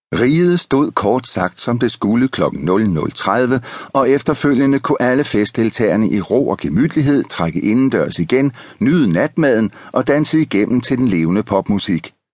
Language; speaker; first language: Danish; native; Danish